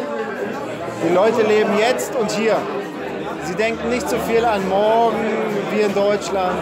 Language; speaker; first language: German; native; German